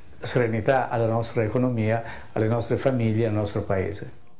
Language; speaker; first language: Italian; native; Italian